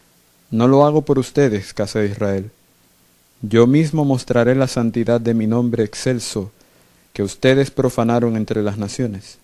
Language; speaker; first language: Spanish; native; Spanish